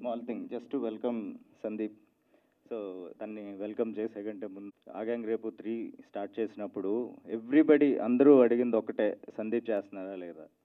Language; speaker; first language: Telugu; native; Telugu